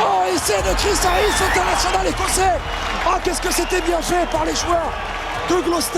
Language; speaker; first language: French; native; French